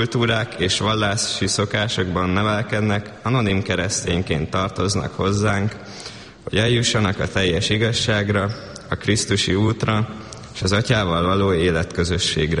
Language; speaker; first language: Hungarian; native; Hungarian